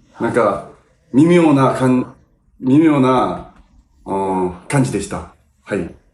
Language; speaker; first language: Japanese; non-native, learner; Korean